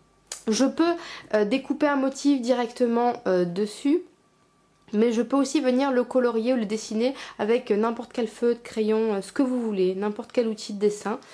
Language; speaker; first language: French; native; French